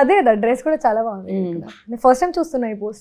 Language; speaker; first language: Telugu; non-native, local second language; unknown